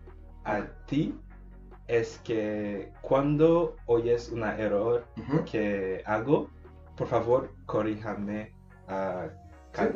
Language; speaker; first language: Spanish; non-native, learner; English